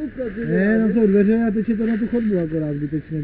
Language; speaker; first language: Czech; native; Czech